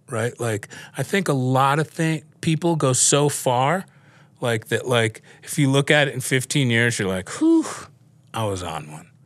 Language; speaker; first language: English; native; English